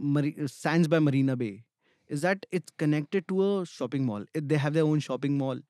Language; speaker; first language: English; non-native, local second language; Hindi